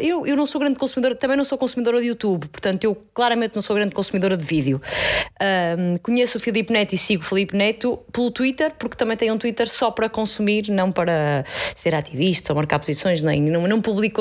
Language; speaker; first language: Portuguese; native; Portuguese